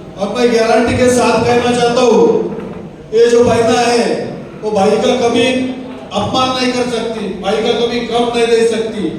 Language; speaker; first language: Hindi; non-native, local second language; Marathi